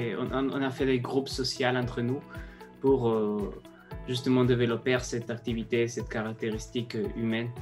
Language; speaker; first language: French; non-native, fluent; Spanish